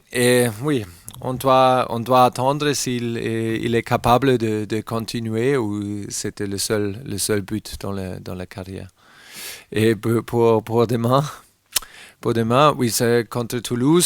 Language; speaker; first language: French; non-native, learner; German